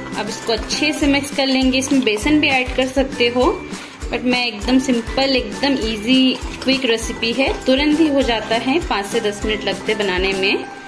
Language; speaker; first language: Hindi; non-native, local second language; Bangla